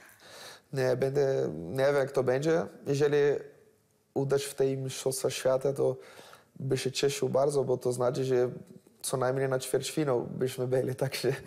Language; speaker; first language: Polish; non-native, learner; Portuguese